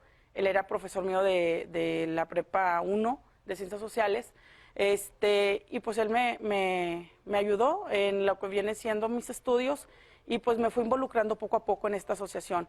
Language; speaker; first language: Spanish; native; Spanish